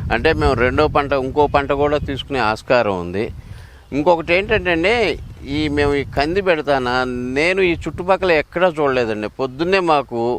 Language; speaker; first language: Telugu; native; Telugu